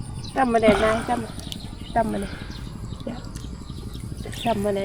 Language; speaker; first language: Finnish; non-native, learner; Thai